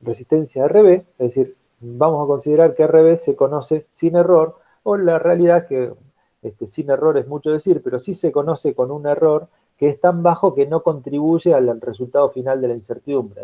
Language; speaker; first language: Spanish; native; Spanish